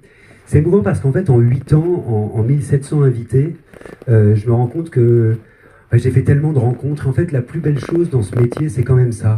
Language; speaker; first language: French; native; French